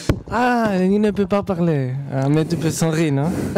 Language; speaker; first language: French; non-native, learner; Spanish